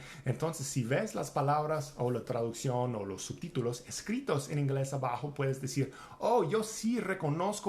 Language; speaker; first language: Spanish; non-native, fluent; English